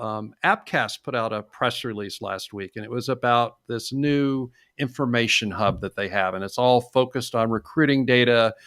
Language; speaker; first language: English; native; English